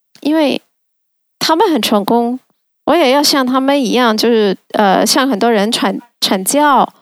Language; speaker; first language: Chinese; non-native, fluent; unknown